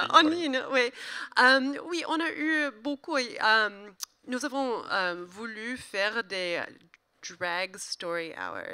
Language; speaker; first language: French; non-native, learner; English